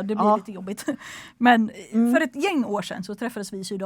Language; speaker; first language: Swedish; native; Swedish